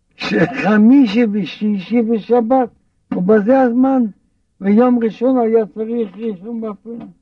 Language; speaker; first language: Hebrew; non-native, fluent; Russian